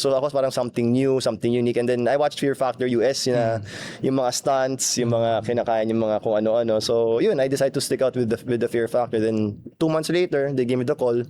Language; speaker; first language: Filipino; native; Filipino